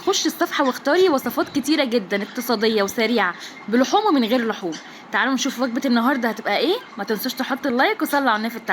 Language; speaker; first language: Arabic; native; Arabic